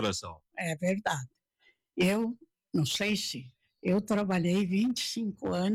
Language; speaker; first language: Portuguese; native; Portuguese